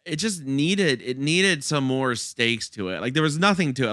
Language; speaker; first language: English; native; English